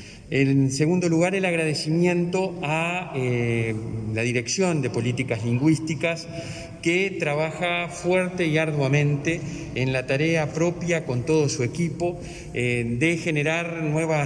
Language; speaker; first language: Spanish; native; Spanish